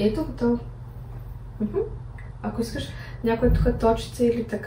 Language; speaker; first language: Bulgarian; native; Bulgarian